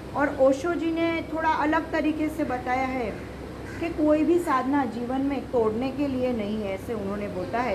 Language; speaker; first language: Hindi; non-native, local second language; Marathi